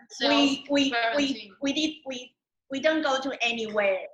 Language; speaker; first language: English; non-native, learner; Chinese